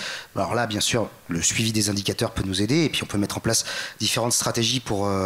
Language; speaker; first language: French; native; French